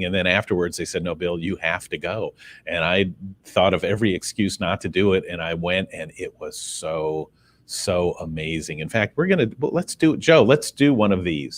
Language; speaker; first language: English; native; English